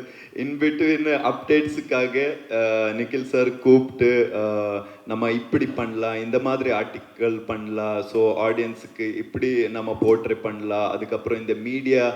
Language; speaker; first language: Tamil; non-native, learner; Kannada